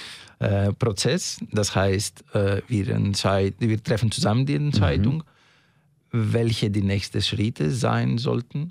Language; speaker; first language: German; non-native, fluent; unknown